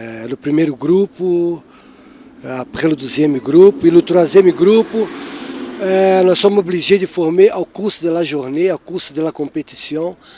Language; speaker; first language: French; non-native, fluent; Portuguese